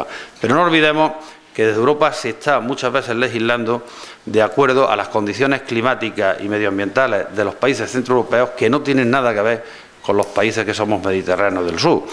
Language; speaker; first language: Spanish; native; Spanish